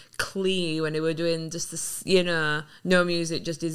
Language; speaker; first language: English; native; English